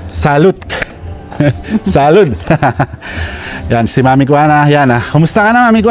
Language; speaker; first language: Filipino; non-native, local second language; Pampanga